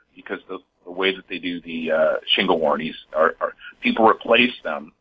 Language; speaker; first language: English; native; English